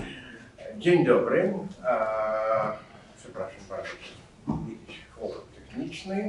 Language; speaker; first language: Polish; non-native, learner; Ukrainian